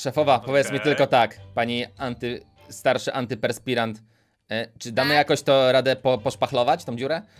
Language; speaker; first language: Polish; native; Polish